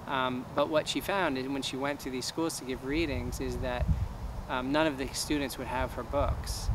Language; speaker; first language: English; native; English